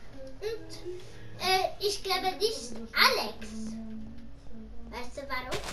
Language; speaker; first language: German; non-native, learner; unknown